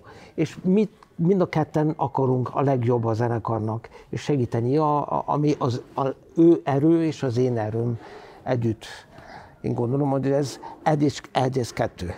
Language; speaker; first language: Hungarian; non-native, learner; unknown